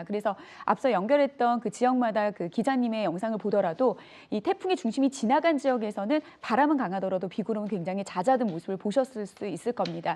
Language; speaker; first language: Korean; native; Korean